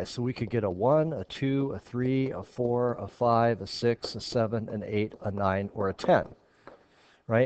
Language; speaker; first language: English; native; English